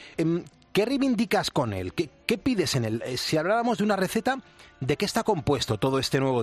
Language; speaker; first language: Spanish; native; Spanish